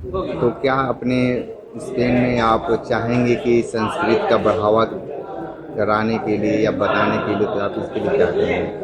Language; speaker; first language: Hindi; native; Hindi